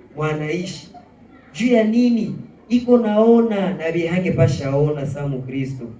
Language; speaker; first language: Swahili; native; Swahili